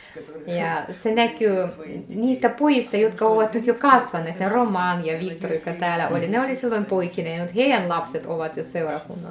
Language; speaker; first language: Finnish; non-native, fluent; Russian